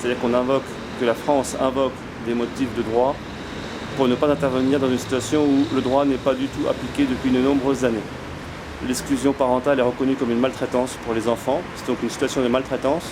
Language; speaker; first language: French; native; French